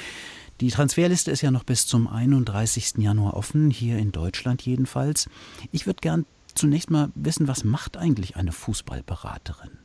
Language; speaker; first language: German; native; German